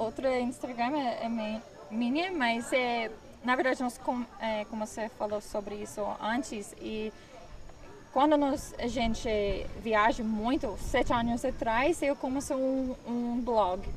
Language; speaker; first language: Portuguese; non-native, learner; English